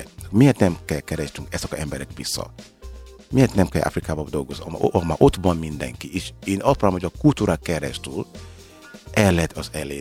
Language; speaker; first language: Hungarian; non-native, learner; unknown